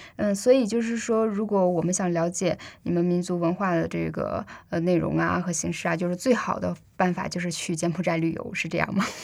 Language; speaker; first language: Chinese; native; Chinese